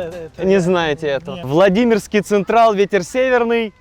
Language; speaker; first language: Russian; native; Russian